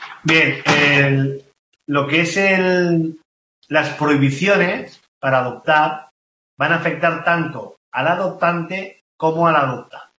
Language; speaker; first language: Spanish; native; Spanish